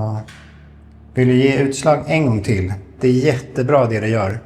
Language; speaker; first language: Swedish; native; Swedish